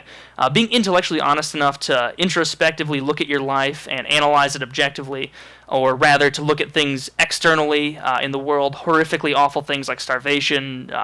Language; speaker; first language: English; native; English